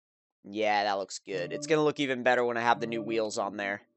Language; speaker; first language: English; native; English